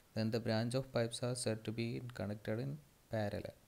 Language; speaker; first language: English; non-native, local second language; Malayalam